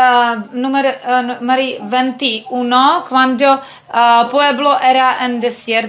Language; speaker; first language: Spanish; non-native, learner; Czech